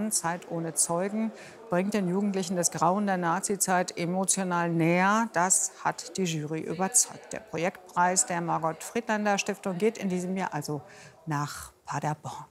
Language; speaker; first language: German; native; German